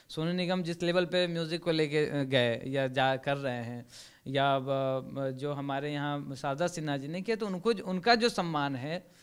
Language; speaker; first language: Hindi; native; Hindi